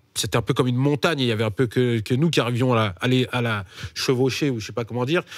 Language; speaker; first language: French; native; French